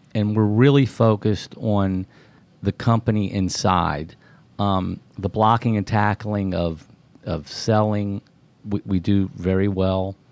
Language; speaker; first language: English; native; English